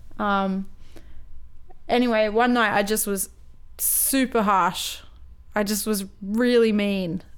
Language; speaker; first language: English; native; English